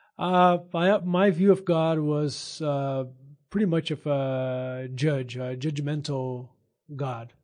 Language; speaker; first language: English; non-native, fluent; Portuguese